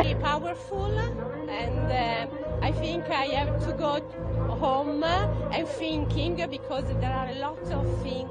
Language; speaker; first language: English; non-native, learner; Italian